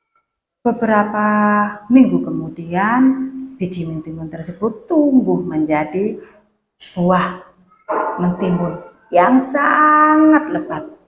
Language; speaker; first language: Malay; non-native, local second language; Javanese